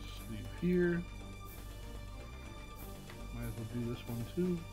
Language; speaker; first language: English; native; English